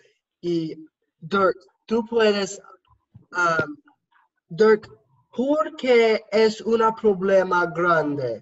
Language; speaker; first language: Spanish; non-native, learner; English